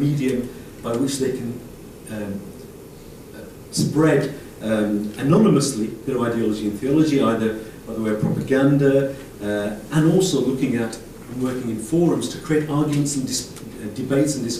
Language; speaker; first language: English; native; English